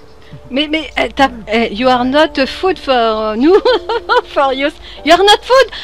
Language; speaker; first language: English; non-native, learner; French